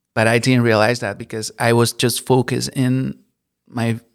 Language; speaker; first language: English; non-native, learner; Spanish